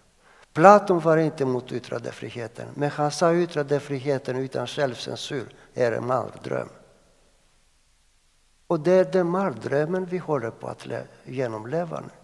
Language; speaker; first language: Swedish; non-native, fluent; Greek